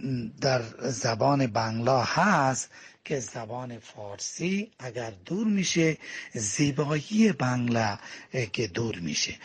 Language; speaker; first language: Persian; non-native, fluent; Bangla